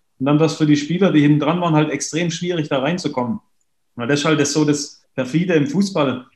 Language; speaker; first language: German; native; German